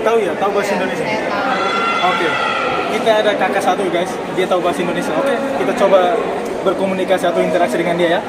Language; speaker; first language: Indonesian; non-native, local second language; Tetum